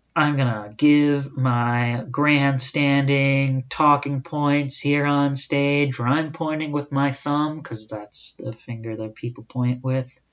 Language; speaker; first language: English; native; English